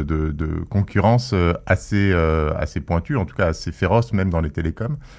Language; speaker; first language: French; native; French